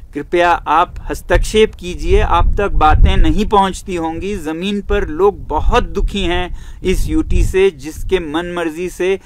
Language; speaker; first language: Hindi; non-native, local second language; Ladakhi